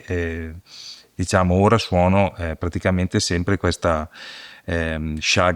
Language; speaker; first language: Italian; native; Italian